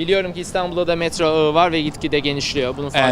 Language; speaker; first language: Turkish; native; Turkish